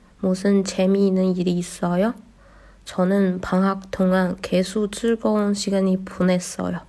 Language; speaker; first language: Korean; non-native, learner; Chinese